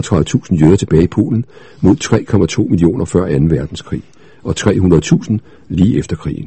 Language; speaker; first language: Danish; native; Danish